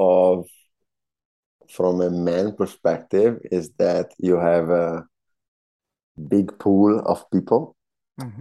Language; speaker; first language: English; non-native, fluent; Italian